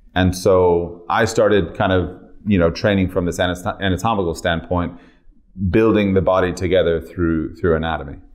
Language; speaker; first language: English; native; English